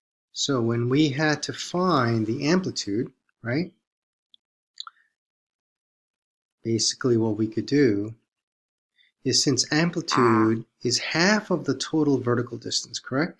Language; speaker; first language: English; native; English